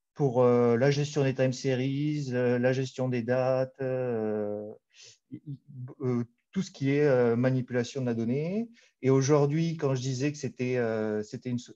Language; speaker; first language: French; native; French